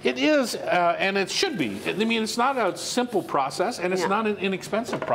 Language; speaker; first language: English; native; English